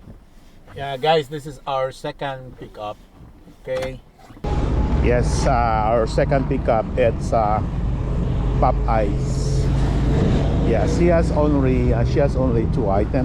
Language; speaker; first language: English; non-native, local second language; Filipino